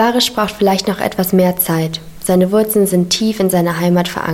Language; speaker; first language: German; native; German